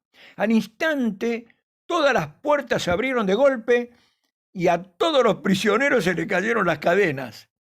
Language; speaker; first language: Spanish; native; Spanish